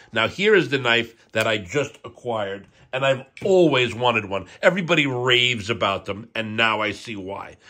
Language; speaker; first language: English; native; English